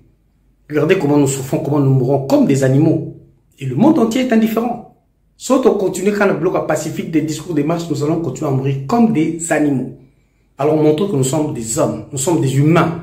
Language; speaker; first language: French; non-native, local second language; Lingala